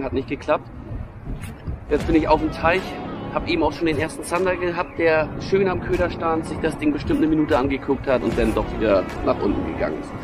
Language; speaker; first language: German; native; German